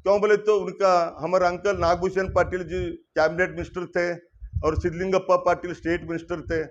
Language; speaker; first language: Hindi; non-native, local second language; Kannada